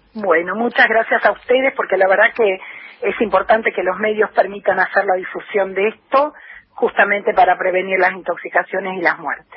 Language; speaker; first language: Spanish; native; Spanish